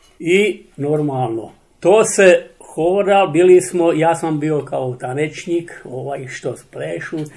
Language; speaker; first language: Serbian; non-native, local second language; Czech